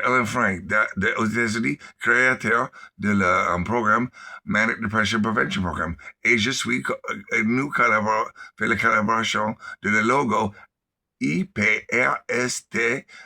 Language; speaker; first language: French; non-native, learner; English